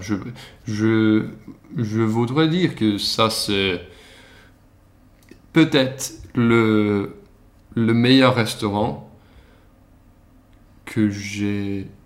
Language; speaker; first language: French; non-native, learner; Swedish